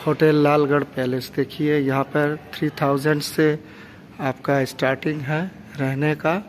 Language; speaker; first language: Hindi; non-native, local second language; Bangla